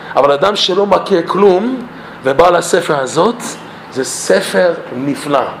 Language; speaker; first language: Hebrew; non-native, fluent; English